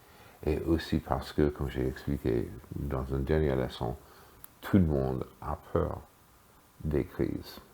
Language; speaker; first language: French; non-native, fluent; English